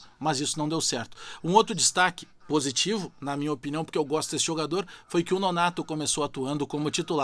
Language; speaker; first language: Portuguese; native; Portuguese